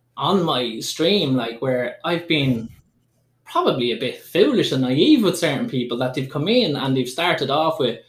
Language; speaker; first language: English; native; English